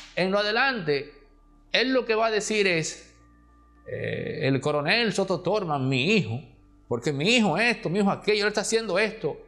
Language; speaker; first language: Spanish; native; Spanish